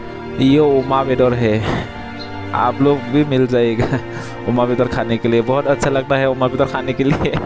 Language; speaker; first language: Hindi; non-native, local second language; Bodo